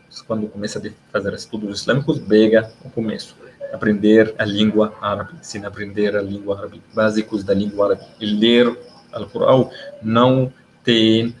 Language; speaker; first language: Portuguese; non-native, learner; Arabic